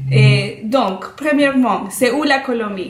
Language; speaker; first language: French; non-native, fluent; Spanish